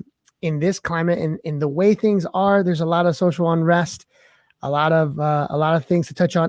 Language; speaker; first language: English; native; English